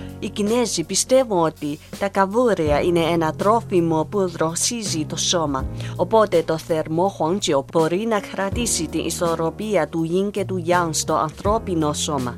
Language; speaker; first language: Greek; non-native, fluent; Chinese